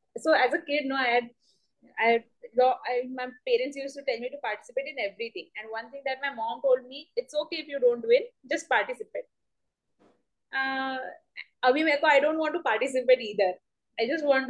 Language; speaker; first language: English; non-native, local second language; Marathi